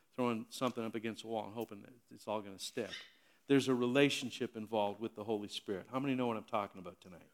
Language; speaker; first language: English; native; English